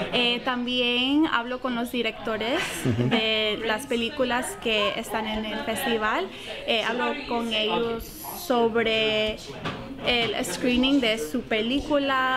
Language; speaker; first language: Spanish; early bilingual, heritage; Spanish